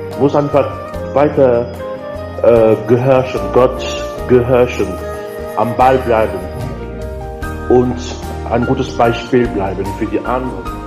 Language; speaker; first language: German; non-native, learner; French